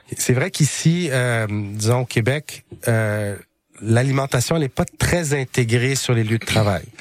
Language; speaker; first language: French; native; French